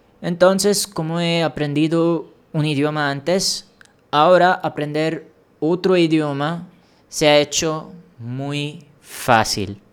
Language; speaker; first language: Spanish; non-native, fluent; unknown